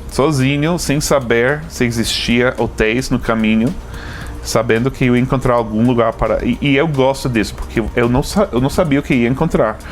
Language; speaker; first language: Portuguese; non-native, fluent; English